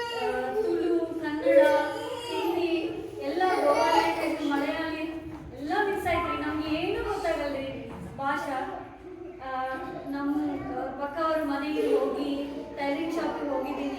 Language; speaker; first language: Kannada; non-native, learner; Telugu